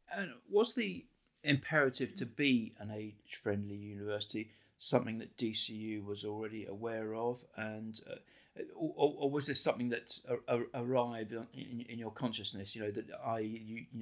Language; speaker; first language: English; native; English